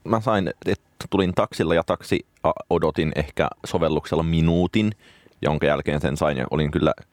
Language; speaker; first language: Finnish; native; Finnish